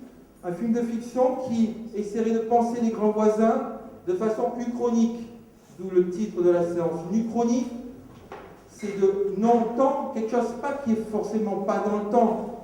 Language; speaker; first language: French; native; French